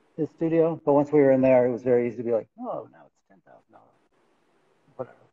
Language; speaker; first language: English; native; English